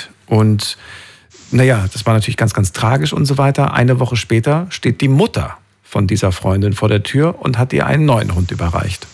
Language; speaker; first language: German; native; German